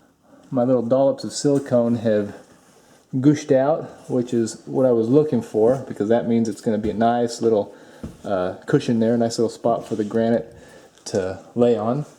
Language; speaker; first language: English; native; English